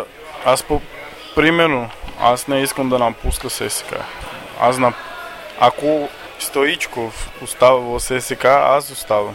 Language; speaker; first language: Bulgarian; non-native, learner; Portuguese